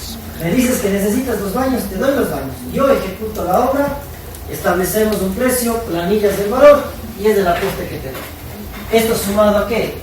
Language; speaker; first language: Spanish; native; Spanish